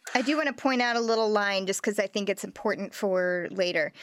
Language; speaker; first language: English; native; English